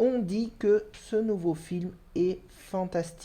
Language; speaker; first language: French; non-native, fluent; Portuguese